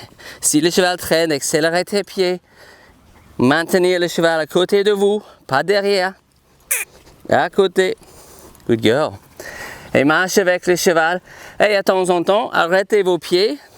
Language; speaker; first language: French; non-native, fluent; English